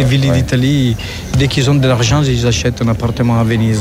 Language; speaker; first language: French; non-native, fluent; Italian